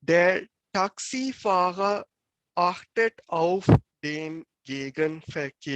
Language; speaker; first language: German; non-native, fluent; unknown